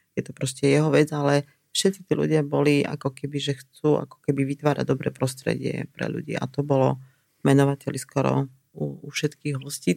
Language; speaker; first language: Slovak; native; Slovak